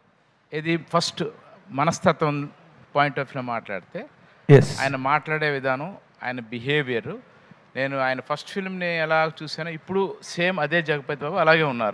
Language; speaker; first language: Telugu; native; Telugu